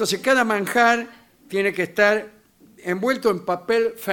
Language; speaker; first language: Spanish; native; Spanish